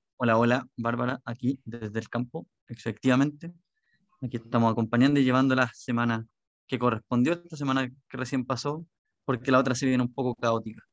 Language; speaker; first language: Spanish; native; Spanish